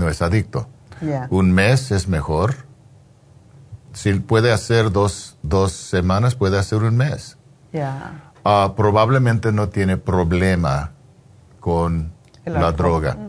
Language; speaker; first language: Spanish; non-native, fluent; English